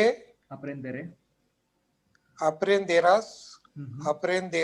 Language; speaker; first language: Spanish; non-native, learner; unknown